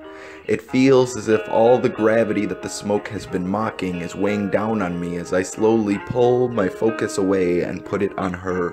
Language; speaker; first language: English; native; English